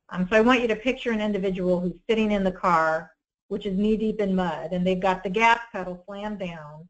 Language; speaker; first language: English; native; English